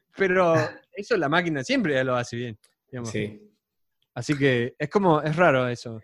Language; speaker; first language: Spanish; non-native, fluent; English